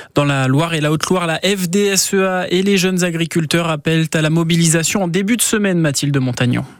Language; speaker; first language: French; native; French